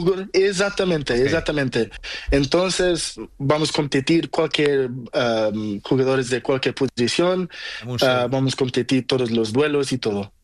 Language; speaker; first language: Spanish; non-native, learner; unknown